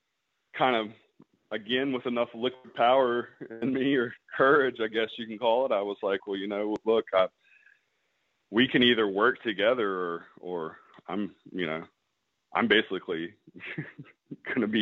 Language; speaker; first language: English; native; English